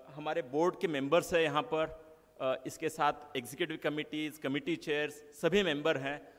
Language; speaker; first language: Hindi; non-native, local second language; Marathi